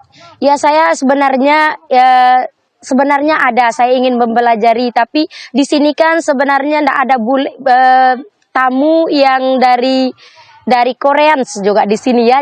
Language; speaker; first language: Indonesian; non-native, local second language; Sasak